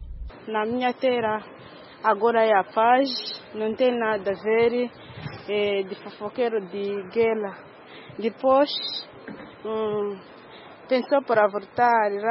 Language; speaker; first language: Portuguese; non-native, learner; Kinyarwanda